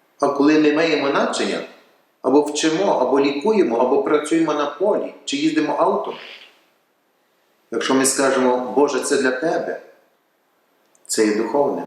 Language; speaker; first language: Ukrainian; early bilingual, heritage; Ukrainian